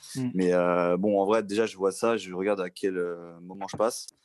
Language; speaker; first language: French; native; French